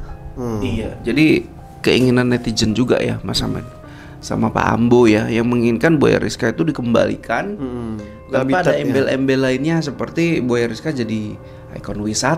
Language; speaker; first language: Indonesian; native; Indonesian